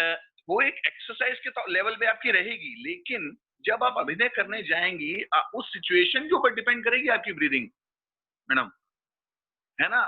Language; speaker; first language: Hindi; native; Hindi